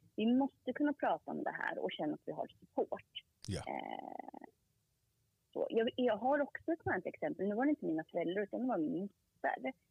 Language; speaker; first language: Swedish; early bilingual, other home language; Korean